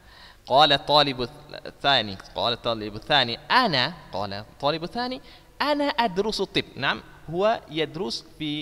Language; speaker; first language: Arabic; non-native, fluent; Indonesian